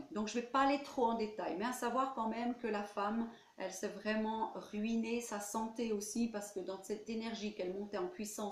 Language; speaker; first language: French; native; French